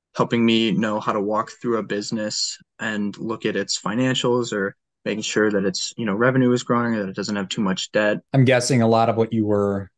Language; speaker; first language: English; native; English